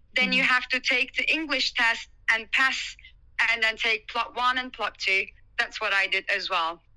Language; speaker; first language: English; non-native, fluent; Turkish